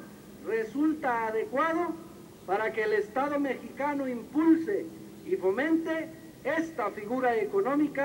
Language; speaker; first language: Spanish; native; Spanish